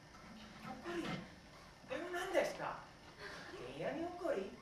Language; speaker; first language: Japanese; non-native, learner; English